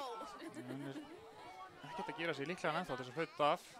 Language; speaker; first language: Icelandic; native; Icelandic